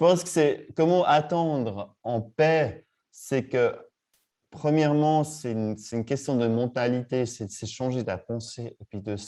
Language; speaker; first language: French; native; French